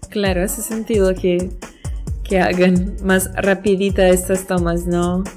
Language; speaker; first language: Spanish; non-native, fluent; Portuguese